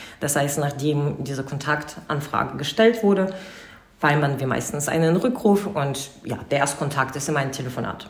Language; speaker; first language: German; non-native, fluent; Russian